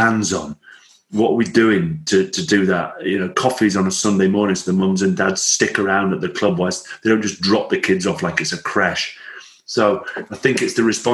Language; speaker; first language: English; native; English